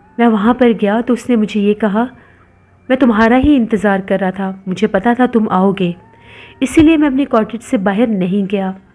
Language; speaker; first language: Urdu; native; Urdu